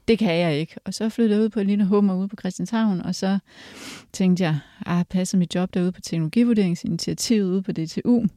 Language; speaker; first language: Danish; early bilingual, other home language; Polish